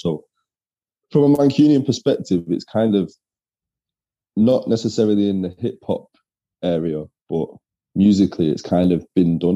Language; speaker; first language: English; native; English